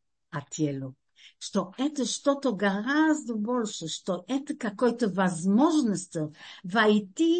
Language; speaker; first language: Russian; non-native, fluent; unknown